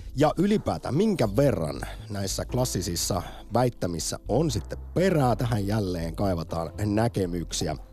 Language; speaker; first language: Finnish; native; Finnish